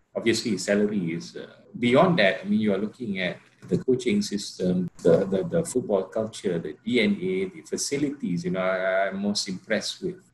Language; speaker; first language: English; non-native, local second language; Malay